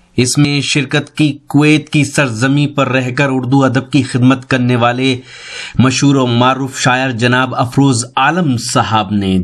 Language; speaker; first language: Urdu; native; Urdu